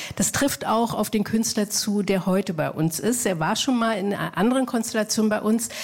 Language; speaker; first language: German; native; German